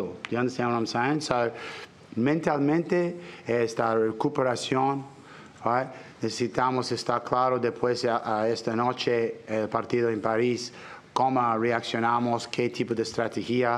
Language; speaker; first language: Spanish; non-native, learner; English